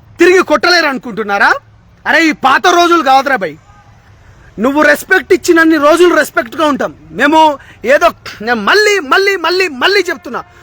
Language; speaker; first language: Telugu; non-native, local second language; Lambadi